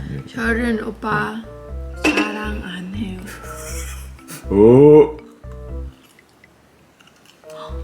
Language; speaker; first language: Korean; non-native, learner; Thai